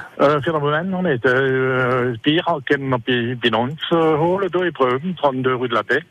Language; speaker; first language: German; non-native, local second language; French